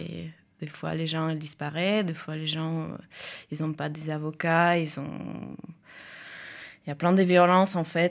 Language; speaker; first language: French; non-native, fluent; Russian